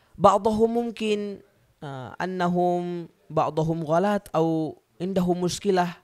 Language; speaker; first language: Arabic; non-native, learner; Indonesian